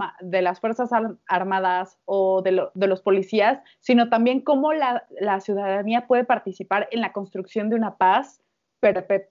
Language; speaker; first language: Spanish; native; Spanish